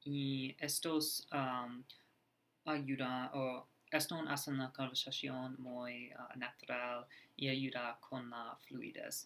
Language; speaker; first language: Spanish; non-native, learner; English